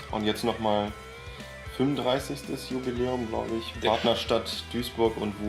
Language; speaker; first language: German; native; German